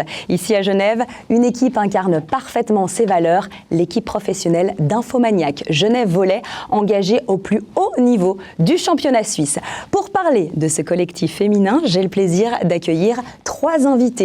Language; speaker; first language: French; native; French